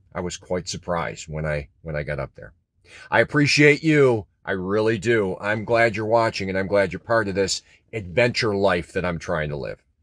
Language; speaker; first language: English; native; English